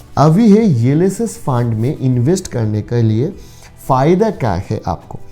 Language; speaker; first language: Hindi; non-native, local second language; Bangla